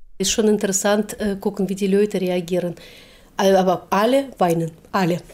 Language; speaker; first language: German; non-native, fluent; Russian